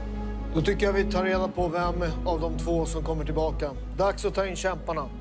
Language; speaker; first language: Swedish; native; Swedish